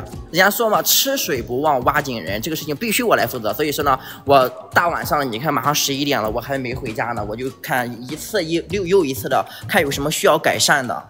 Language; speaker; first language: Chinese; native; Chinese